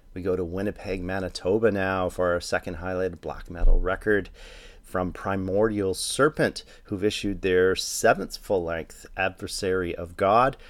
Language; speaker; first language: English; native; English